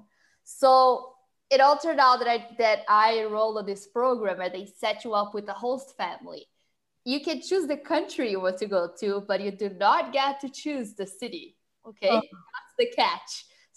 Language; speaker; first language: English; non-native, fluent; Portuguese